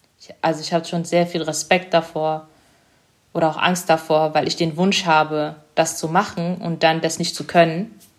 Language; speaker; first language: German; early bilingual, other home language; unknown